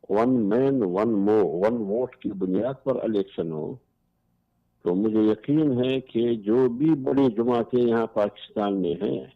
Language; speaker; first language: Urdu; non-native, local second language; Pashto